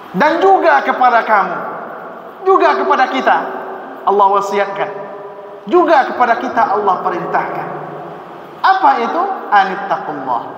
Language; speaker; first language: Malay; non-native, local second language; Minangkabau